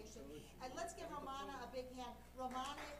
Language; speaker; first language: English; native; English